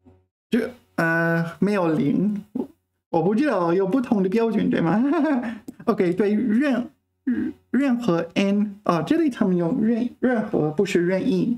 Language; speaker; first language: Chinese; non-native, fluent; English